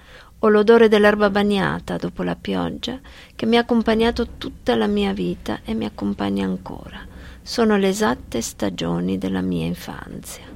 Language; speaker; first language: Italian; early bilingual, heritage; Italian